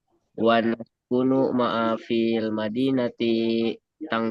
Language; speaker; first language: Arabic; non-native, learner; Indonesian